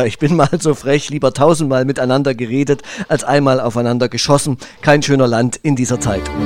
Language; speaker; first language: German; native; German